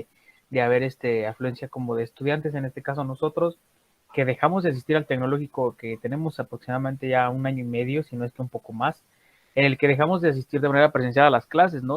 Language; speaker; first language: Spanish; native; Spanish